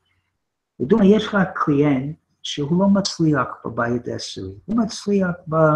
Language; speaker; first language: Hebrew; non-native, fluent; English